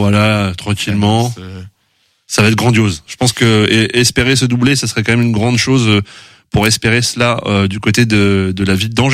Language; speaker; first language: French; native; French